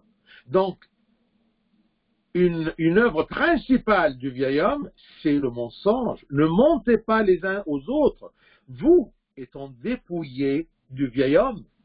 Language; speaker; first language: French; non-native, fluent; Arabic